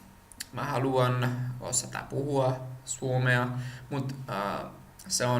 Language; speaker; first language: Finnish; non-native, learner; Czech